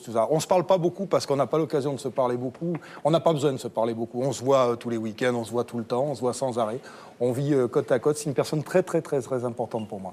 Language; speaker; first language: French; native; French